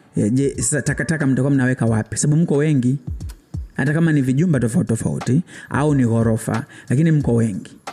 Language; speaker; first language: Swahili; native; Swahili